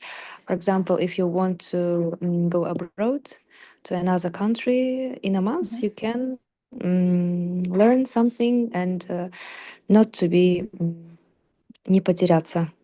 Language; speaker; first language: English; non-native, learner; Russian